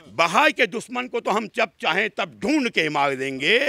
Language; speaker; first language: Hindi; native; Hindi